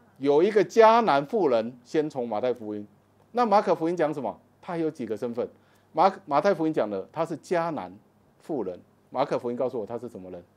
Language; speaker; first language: Chinese; native; Chinese